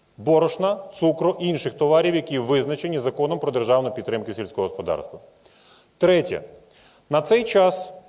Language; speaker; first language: Ukrainian; native; Ukrainian